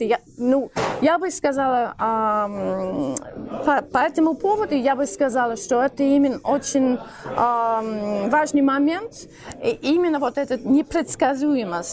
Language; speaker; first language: Russian; non-native, fluent; English